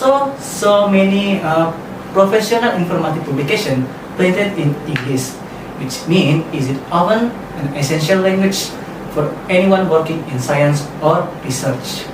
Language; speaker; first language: English; non-native, learner; Indonesian